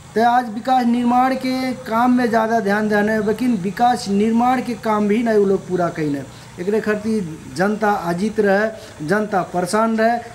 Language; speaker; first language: Bhojpuri; non-native, local second language; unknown